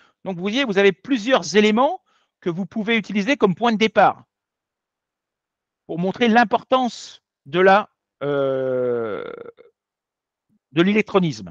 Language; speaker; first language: French; native; French